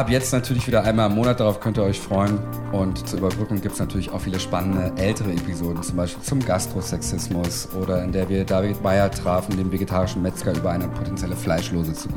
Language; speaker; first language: German; native; German